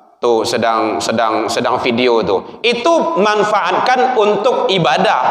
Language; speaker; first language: Malay; non-native, local second language; Minangkabau